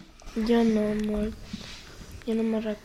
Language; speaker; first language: Catalan; non-native, local second language; Spanish